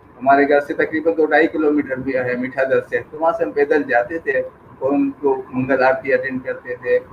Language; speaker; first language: Urdu; non-native, local second language; Sindhi